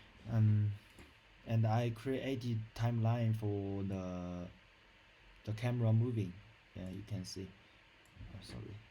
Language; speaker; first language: English; non-native, learner; Chinese